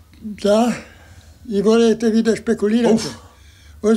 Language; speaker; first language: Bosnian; non-native, local second language; Hungarian